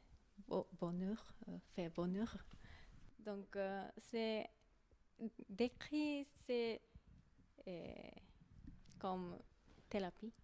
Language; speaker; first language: French; non-native, learner; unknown